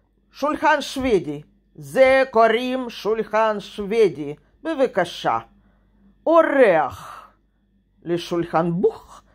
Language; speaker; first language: Hebrew; non-native, fluent; Russian